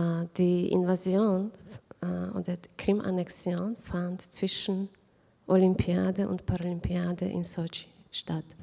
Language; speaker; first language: German; non-native, fluent; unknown